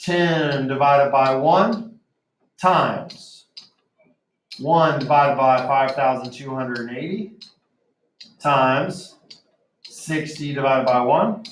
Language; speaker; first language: English; native; English